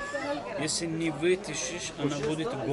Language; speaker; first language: Russian; non-native, learner; Turkish